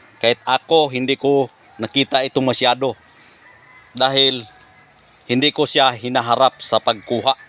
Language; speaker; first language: Filipino; non-native, local second language; Cebuano